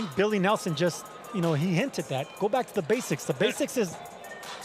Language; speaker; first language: English; native; English